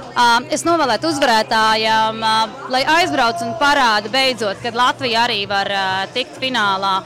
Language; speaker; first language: Latvian; native; Latvian